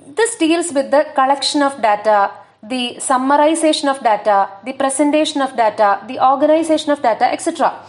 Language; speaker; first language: English; non-native, local second language; Malayalam